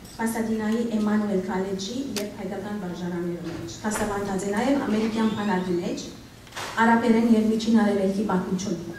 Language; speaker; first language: Armenian; early bilingual, heritage; Armenian